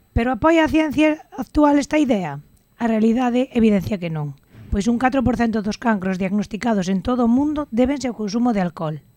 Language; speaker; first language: Galician; native; Galician